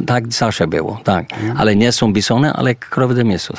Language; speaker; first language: Polish; early bilingual, heritage; English